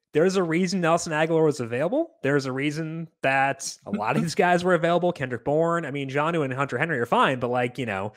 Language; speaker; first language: English; native; English